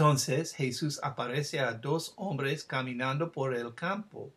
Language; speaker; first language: Spanish; non-native, fluent; English